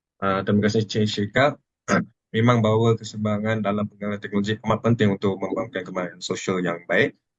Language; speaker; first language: Malay; non-native, local second language; Telugu